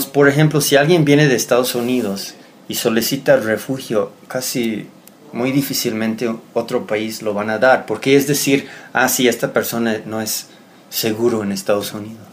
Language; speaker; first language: Spanish; non-native, fluent; English